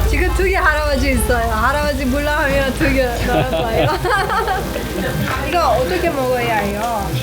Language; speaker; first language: Korean; non-native, learner; Persian